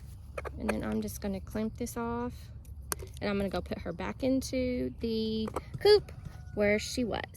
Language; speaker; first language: English; native; English